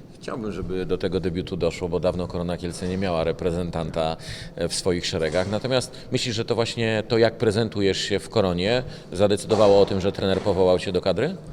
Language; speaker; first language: Polish; native; Polish